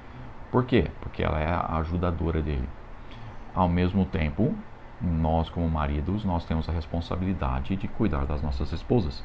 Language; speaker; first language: Portuguese; non-native, fluent; English